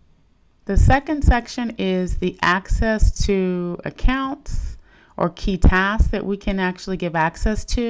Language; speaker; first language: English; native; English